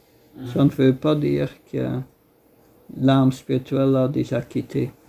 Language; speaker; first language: French; non-native, fluent; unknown